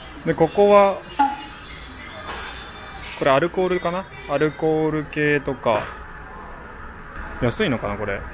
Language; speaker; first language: Japanese; native; Japanese